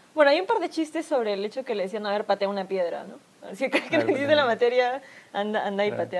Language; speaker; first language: Spanish; native; Spanish